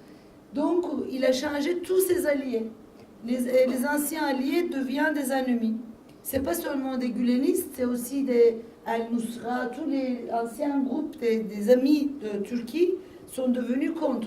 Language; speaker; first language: French; non-native, fluent; Turkish